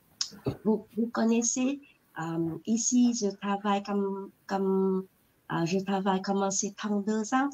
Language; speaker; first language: French; non-native, learner; Vietnamese